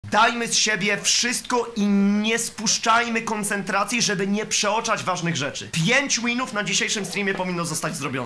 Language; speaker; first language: Polish; native; Polish